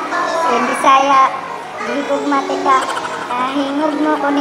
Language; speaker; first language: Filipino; non-native, local second language; Cebuano